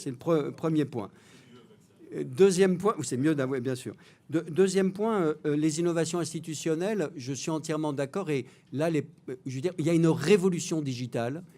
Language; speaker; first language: French; native; French